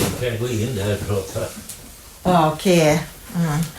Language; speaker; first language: Swedish; non-native, learner; Thai